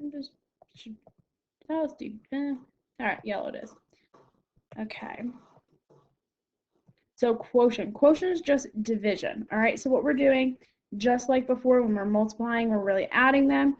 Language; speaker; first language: English; native; English